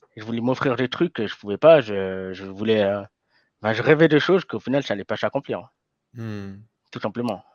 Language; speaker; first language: French; native; French